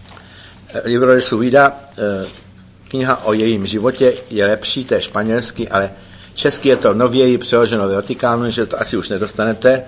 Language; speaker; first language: Czech; native; Czech